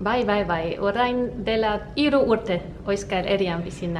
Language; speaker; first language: Basque; non-native, learner; German